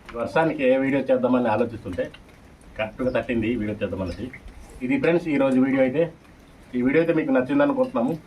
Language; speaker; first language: Telugu; non-native, local second language; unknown